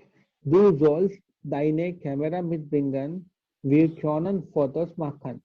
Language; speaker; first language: German; non-native, learner; Gujarati